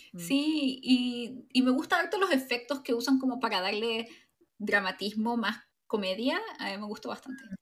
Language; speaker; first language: Spanish; native; Spanish